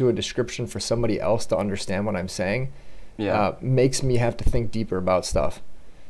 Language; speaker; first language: English; native; English